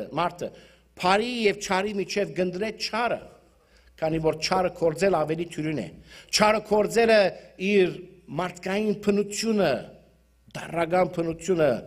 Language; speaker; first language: Armenian; early bilingual, heritage; Armenian